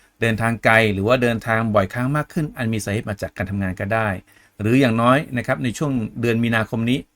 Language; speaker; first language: Thai; native; Thai